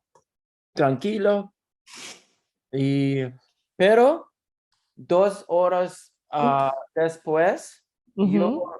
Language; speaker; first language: Spanish; non-native, learner; Russian